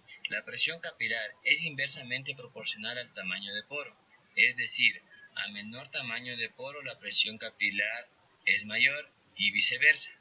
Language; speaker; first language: Spanish; native; Spanish